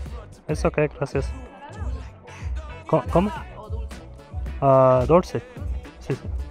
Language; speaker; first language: Spanish; non-native, learner; German